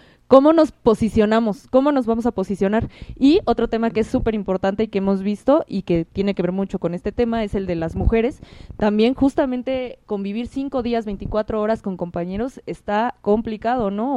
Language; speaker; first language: Spanish; native; Spanish